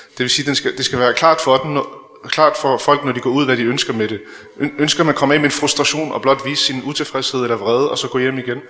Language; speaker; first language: Danish; early bilingual, other home language; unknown